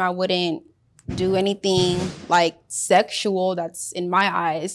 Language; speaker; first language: English; early bilingual, other home language; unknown